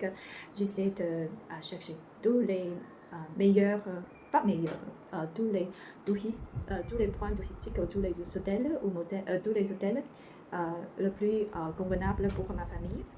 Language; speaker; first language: French; non-native, learner; Chinese